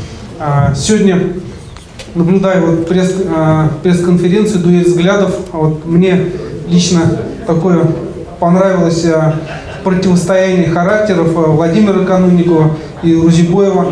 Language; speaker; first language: Russian; native; Russian